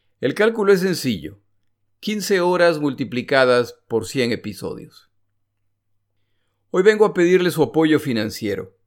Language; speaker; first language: Spanish; native; Spanish